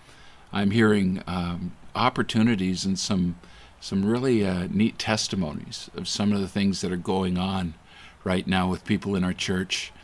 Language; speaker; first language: English; native; English